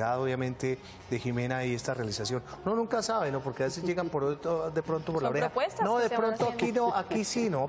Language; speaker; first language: Spanish; native; Spanish